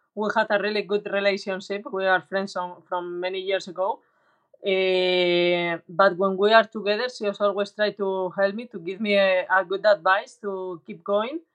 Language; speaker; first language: English; non-native, learner; Spanish